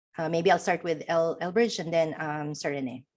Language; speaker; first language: English; non-native, local second language; Filipino